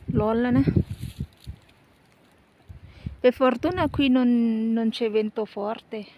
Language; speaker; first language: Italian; non-native, fluent; Thai